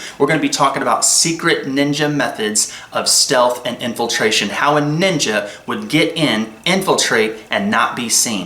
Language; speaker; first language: English; native; English